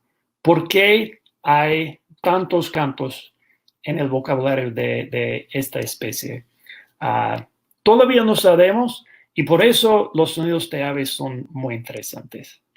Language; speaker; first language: Spanish; non-native, fluent; English